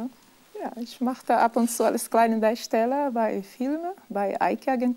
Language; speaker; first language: German; non-native, fluent; Portuguese